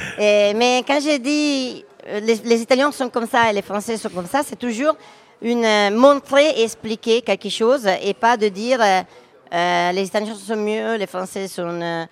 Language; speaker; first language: French; non-native, fluent; Italian